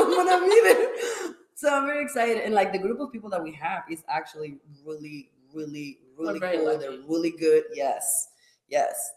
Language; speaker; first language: English; non-native, fluent; Spanish